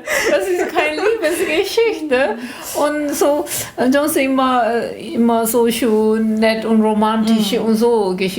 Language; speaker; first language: German; non-native, learner; Korean